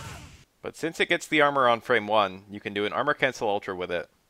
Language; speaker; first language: English; native; English